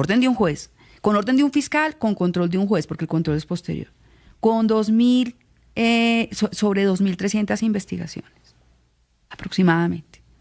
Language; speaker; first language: Spanish; native; Spanish